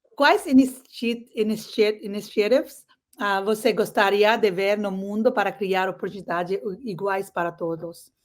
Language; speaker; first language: Portuguese; non-native, learner; English